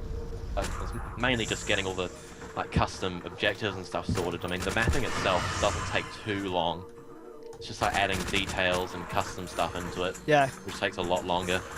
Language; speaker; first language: English; native; English